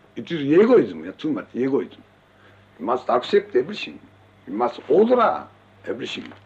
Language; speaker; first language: English; non-native, learner; Japanese